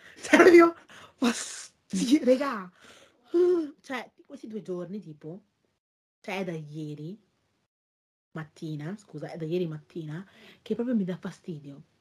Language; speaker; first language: Italian; early bilingual, other home language; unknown